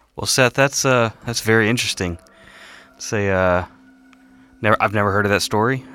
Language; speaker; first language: English; native; English